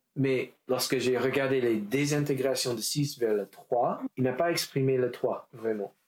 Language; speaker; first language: French; non-native, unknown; English